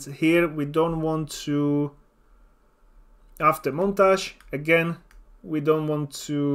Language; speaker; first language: English; non-native, fluent; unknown